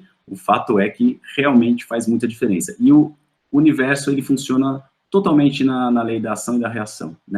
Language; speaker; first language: Portuguese; native; Portuguese